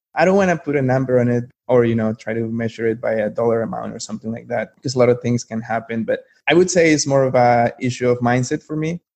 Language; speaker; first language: English; non-native, fluent; Spanish